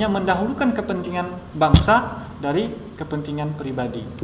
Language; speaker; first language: Indonesian; native; Indonesian